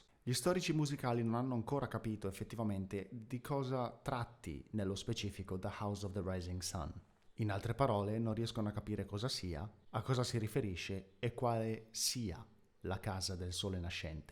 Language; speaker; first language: Italian; native; Italian